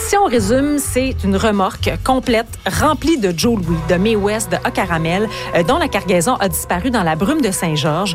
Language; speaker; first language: French; native; French